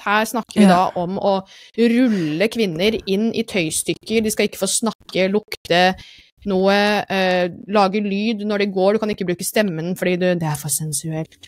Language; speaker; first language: Norwegian; native; Norwegian